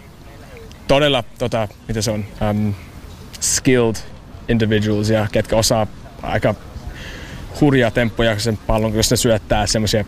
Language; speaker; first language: Finnish; non-native, fluent; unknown